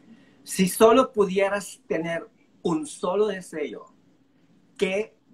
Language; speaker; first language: Spanish; non-native, fluent; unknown